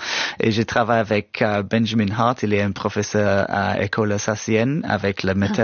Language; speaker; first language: French; non-native, fluent; English